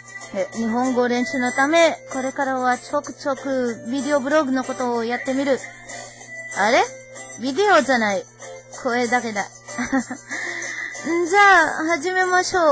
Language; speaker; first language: Japanese; non-native, learner; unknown